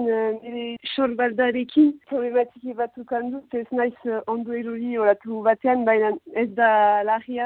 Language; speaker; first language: Basque; non-native, local second language; French